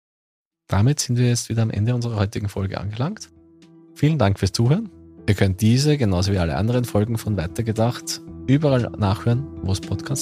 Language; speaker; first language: German; native; German